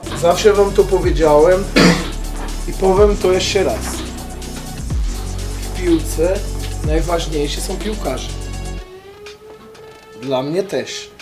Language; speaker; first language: Polish; non-native, fluent; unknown